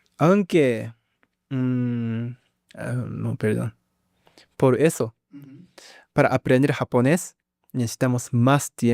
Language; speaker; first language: Spanish; non-native, learner; Japanese